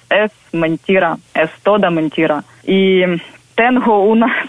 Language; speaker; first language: Spanish; non-native, fluent; Ukrainian